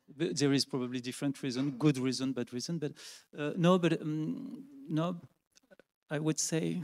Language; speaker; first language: English; non-native, fluent; French